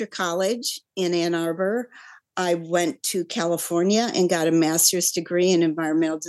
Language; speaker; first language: English; native; English